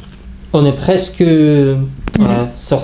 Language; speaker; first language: French; non-native, learner; Russian